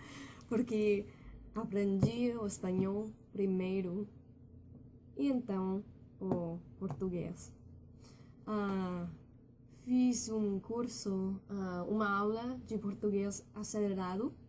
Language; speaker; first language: Portuguese; non-native, learner; English